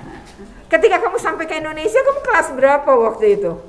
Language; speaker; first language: Indonesian; native; Indonesian